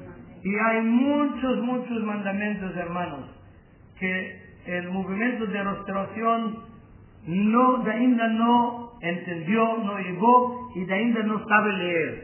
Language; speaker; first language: Spanish; non-native, learner; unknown